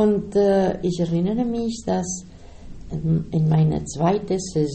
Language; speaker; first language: German; non-native, learner; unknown